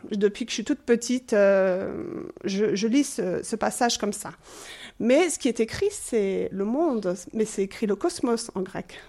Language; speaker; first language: French; non-native, fluent; English